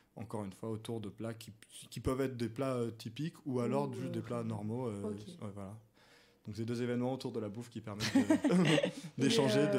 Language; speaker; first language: French; native; French